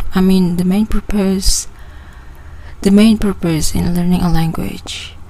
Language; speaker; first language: English; non-native, local second language; Malay